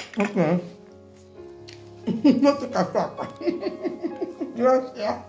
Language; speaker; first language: Italian; non-native, learner; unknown